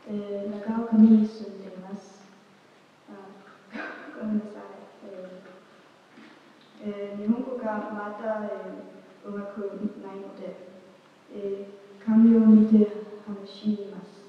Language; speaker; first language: Japanese; non-native, learner; Danish